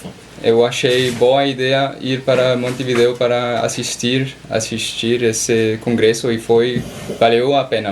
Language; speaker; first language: Portuguese; non-native, learner; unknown